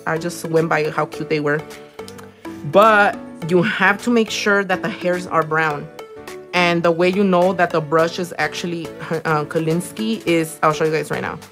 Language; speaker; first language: English; early bilingual, other home language; Spanish